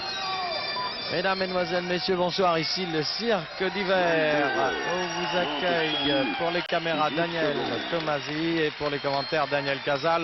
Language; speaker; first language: French; native; French